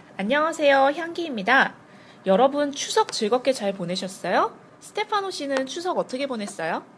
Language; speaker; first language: Korean; native; Korean